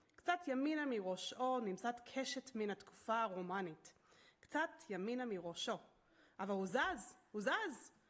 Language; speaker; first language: Hebrew; non-native, fluent; English